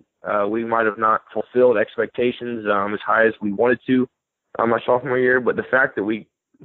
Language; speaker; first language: English; native; English